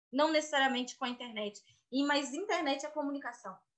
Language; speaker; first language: Portuguese; native; Portuguese